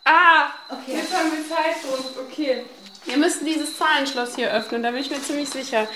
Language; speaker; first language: German; native; German